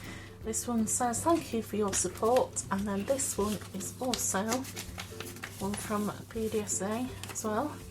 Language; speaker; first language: English; native; English